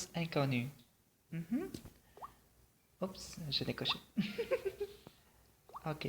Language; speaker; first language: French; non-native, fluent; Spanish